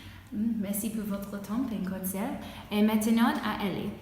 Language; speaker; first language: French; non-native, learner; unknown